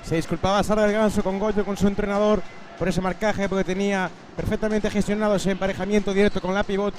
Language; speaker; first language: Spanish; native; Spanish